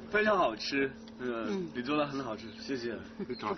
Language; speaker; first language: Chinese; non-native, learner; English